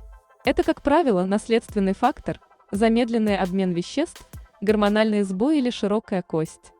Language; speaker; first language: Russian; native; Russian